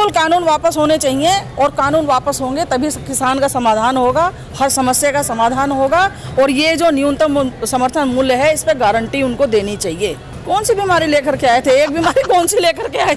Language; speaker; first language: Hindi; native; Hindi